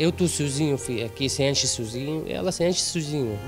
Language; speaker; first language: Portuguese; non-native, learner; Arabic